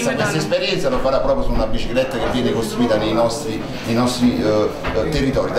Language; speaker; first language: Italian; native; Italian